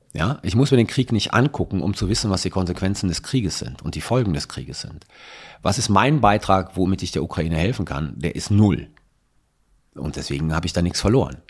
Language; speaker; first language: German; early bilingual, other home language; Italian